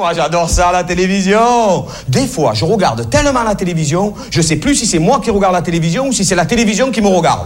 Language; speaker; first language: French; native; French